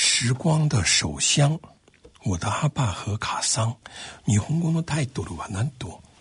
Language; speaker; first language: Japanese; non-native, fluent; Chinese